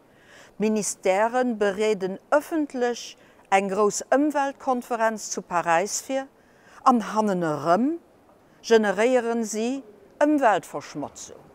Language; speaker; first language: German; non-native, local second language; Luxembourgish